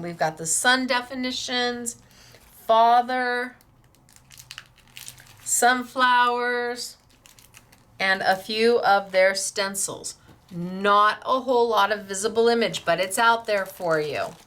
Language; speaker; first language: English; native; English